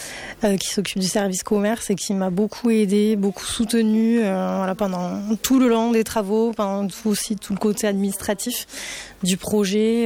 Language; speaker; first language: French; native; French